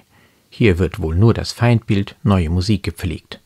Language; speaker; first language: German; native; German